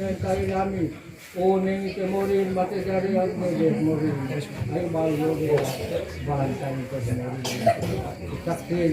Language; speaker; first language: Indonesian; non-native, local second language; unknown